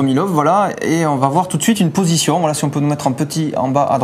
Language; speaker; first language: French; native; French